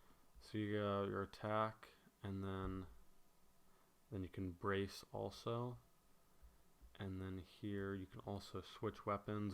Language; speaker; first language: English; native; English